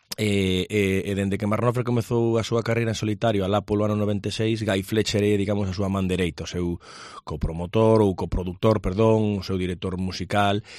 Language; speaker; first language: Galician; native; Galician